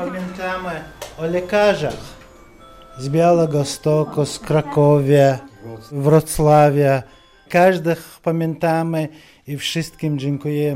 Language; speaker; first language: Polish; non-native, learner; Chechen